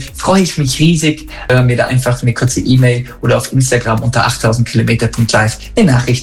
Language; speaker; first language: German; native; German